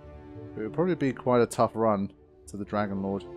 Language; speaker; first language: English; native; English